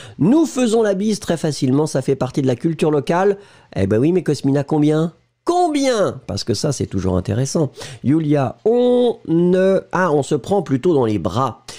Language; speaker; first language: French; native; French